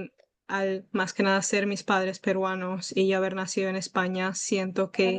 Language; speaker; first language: Spanish; native; Spanish